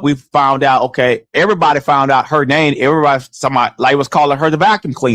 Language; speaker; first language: English; native; English